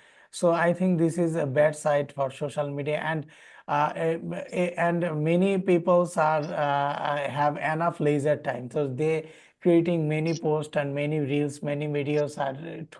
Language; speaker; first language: English; non-native, learner; Bangla